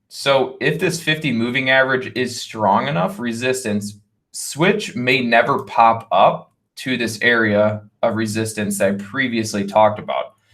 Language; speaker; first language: English; native; English